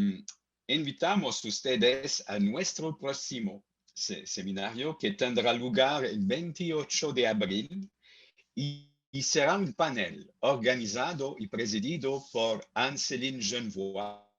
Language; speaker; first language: Spanish; non-native, learner; French